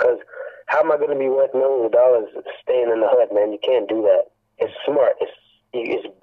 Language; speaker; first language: English; native; English